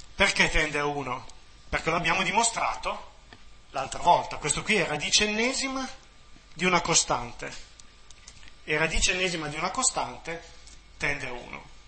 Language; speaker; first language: Italian; native; Italian